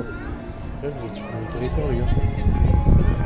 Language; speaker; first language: French; native; French